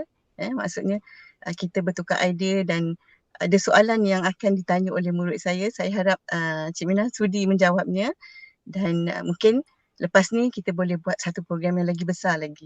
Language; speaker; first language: Malay; native; Malay